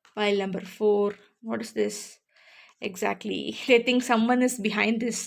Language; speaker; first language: English; non-native, local second language; Tamil